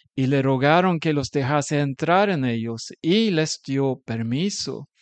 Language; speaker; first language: Spanish; non-native, fluent; Swedish